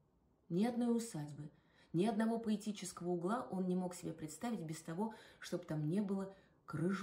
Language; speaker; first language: Russian; native; Russian